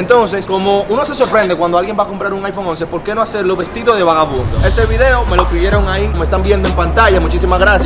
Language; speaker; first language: Spanish; native; Spanish